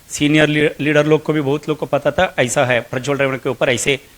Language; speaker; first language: Hindi; non-native, local second language; Kannada